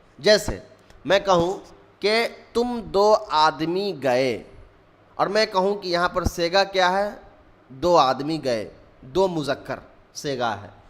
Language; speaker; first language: Urdu; native; Urdu